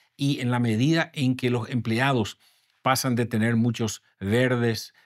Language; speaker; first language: Spanish; native; Spanish